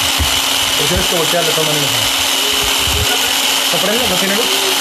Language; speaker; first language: Spanish; native; Spanish